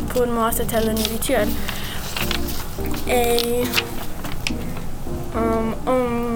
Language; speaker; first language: French; non-native, learner; English